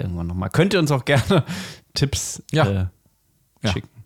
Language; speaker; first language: German; native; German